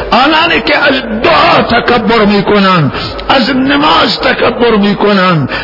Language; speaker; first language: Persian; non-native, local second language; Baluchi